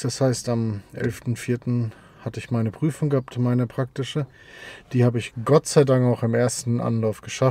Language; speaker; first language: German; native; German